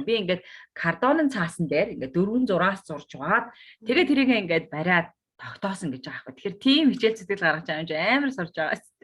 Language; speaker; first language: Mongolian; native; Mongolian